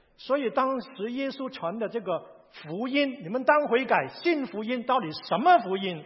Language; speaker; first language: Chinese; non-native, local second language; Cantonese